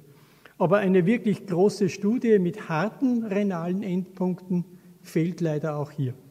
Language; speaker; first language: German; native; German